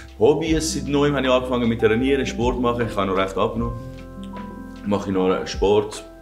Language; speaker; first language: German; non-native, fluent; Persian